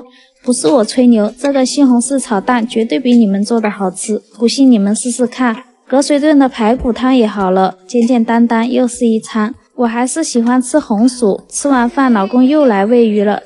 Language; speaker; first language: Chinese; native; Chinese